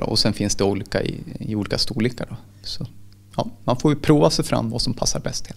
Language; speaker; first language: Swedish; native; Swedish